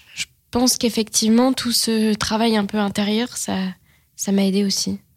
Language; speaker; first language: French; native; French